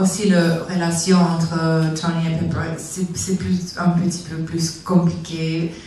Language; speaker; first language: French; non-native, learner; English